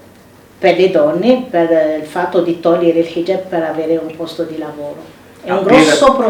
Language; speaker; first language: Italian; non-native, fluent; Arabic